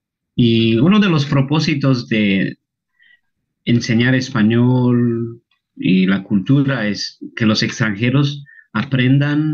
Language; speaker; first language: Spanish; non-native, local second language; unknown